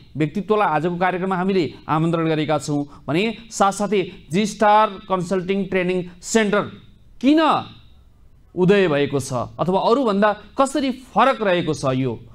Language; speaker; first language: Nepali; native; Nepali